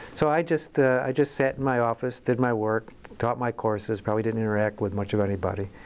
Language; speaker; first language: English; native; English